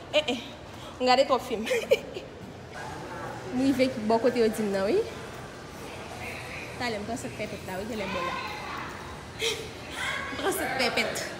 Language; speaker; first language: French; non-native, local second language; Haitian Creole